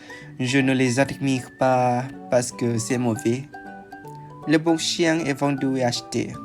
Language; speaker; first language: French; non-native, learner; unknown